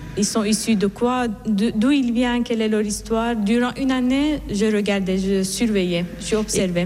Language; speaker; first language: French; non-native, fluent; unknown